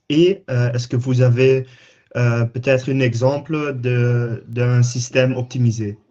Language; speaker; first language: French; non-native, local second language; Dutch